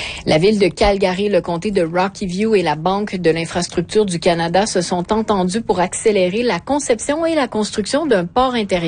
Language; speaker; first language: French; native; French